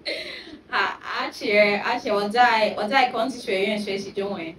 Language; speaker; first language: Chinese; non-native, fluent; Yoruba